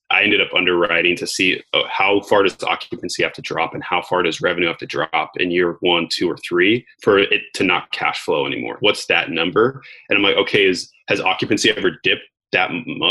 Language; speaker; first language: English; native; English